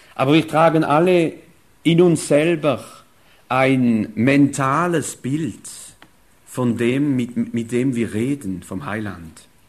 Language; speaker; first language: German; non-native, fluent; French